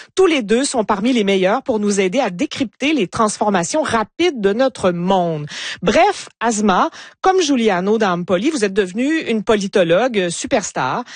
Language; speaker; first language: French; native; French